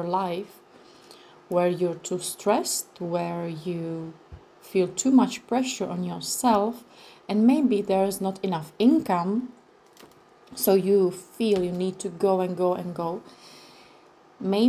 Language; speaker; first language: English; non-native, fluent; Czech